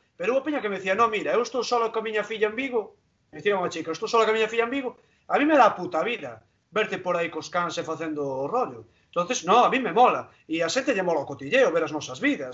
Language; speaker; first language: Galician; non-native, local second language; Spanish